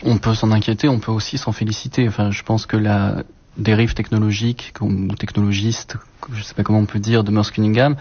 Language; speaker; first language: French; native; French